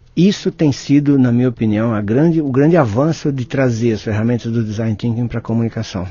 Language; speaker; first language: Portuguese; native; Portuguese